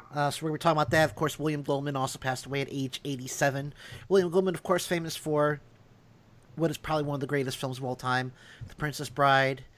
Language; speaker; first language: English; early bilingual, other home language; Italian